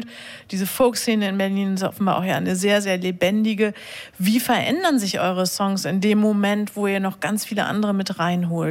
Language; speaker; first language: German; native; German